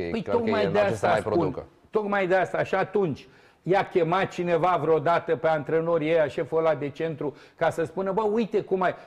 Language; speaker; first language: Romanian; native; Romanian